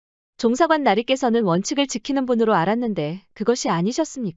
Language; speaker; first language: Korean; native; Korean